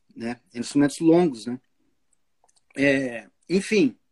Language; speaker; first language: Portuguese; native; Portuguese